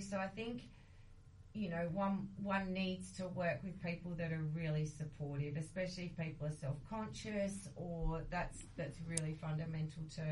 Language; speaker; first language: English; early bilingual, other home language; Italian